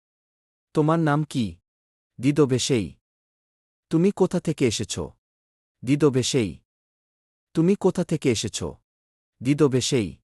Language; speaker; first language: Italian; non-native, learner; Bangla